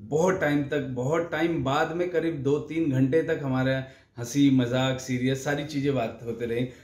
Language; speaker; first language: Hindi; native; Hindi